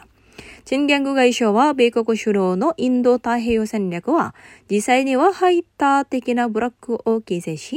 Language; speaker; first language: Japanese; non-native, fluent; Indonesian